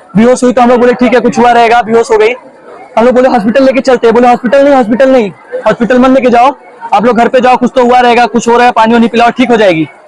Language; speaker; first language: Hindi; native; Hindi